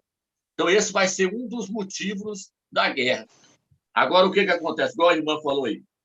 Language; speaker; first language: Portuguese; native; Portuguese